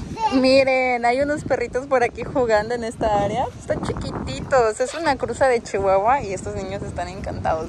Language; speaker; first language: Spanish; native; Spanish